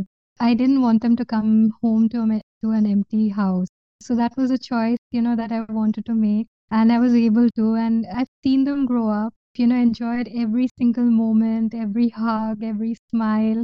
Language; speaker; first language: English; non-native, local second language; Bangla